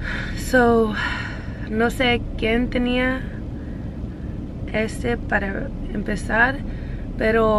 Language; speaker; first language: Spanish; early bilingual, heritage; Spanish